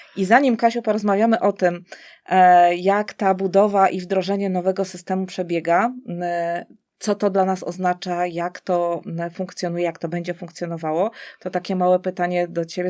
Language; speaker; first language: Polish; native; Polish